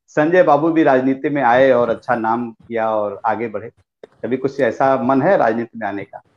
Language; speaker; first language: Hindi; non-native, local second language; Bhojpuri